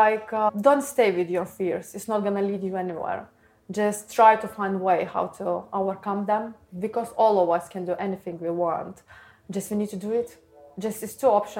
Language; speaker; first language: English; non-native, learner; Lithuanian